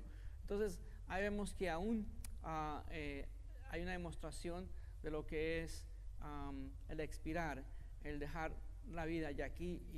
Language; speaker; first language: Spanish; native; Spanish